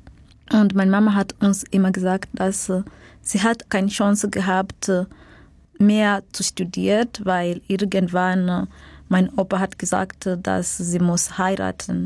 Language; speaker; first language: German; non-native, learner; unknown